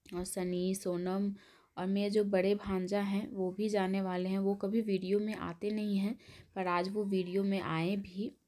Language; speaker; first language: Hindi; native; Hindi